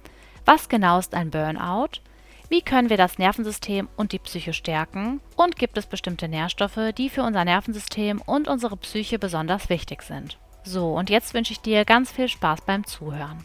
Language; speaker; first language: German; native; German